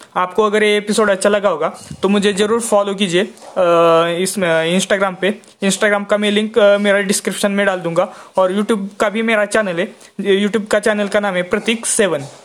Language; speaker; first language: Hindi; non-native, local second language; Marathi